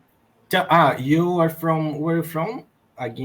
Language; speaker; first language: English; non-native, learner; Portuguese